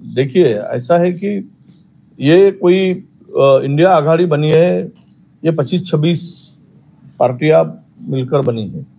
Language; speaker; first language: Hindi; non-native, local second language; Marathi